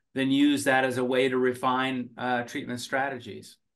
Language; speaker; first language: English; early bilingual, other home language; Finnish